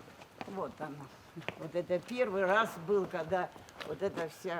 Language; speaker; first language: Russian; native; Russian